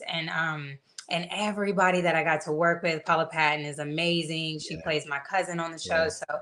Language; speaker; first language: English; native; English